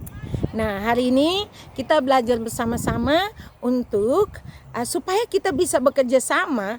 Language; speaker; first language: Indonesian; native; Indonesian